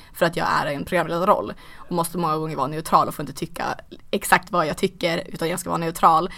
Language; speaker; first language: Swedish; native; Swedish